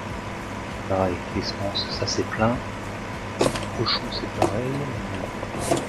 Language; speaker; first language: French; native; French